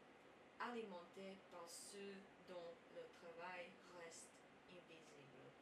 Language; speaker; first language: French; non-native, learner; English